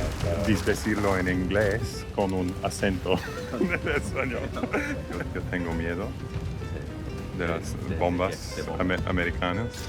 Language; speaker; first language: Spanish; non-native, learner; English